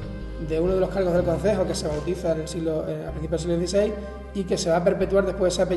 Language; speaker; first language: Spanish; native; Spanish